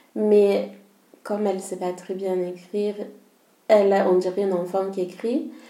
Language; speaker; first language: French; early bilingual, other home language; Malagasy